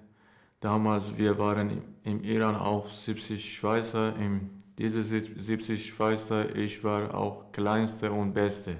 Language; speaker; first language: German; non-native, learner; Persian